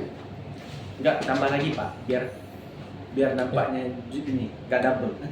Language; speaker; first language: Indonesian; native; Indonesian